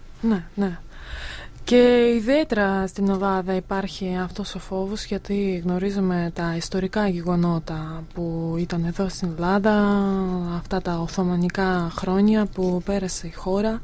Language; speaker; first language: Greek; non-native, fluent; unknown